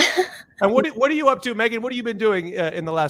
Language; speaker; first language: English; native; English